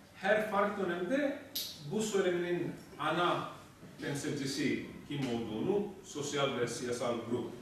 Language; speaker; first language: Turkish; non-native, learner; Greek